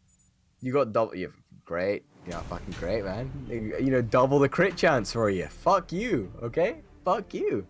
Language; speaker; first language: English; native; English